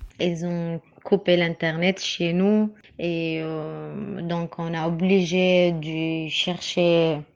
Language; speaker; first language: French; non-native, learner; Arabic